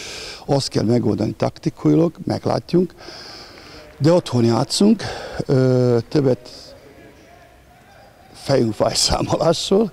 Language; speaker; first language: Hungarian; non-native, fluent; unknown